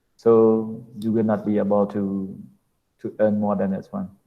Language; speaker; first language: English; non-native, fluent; Khmer